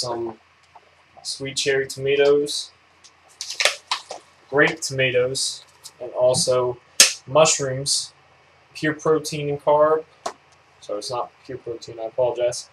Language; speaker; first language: English; native; English